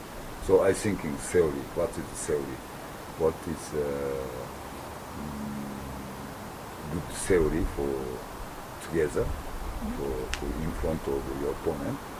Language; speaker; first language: English; non-native, learner; Japanese